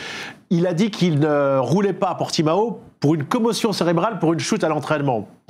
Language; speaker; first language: French; native; French